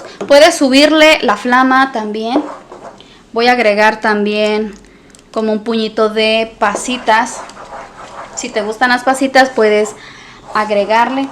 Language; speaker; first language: Spanish; native; Spanish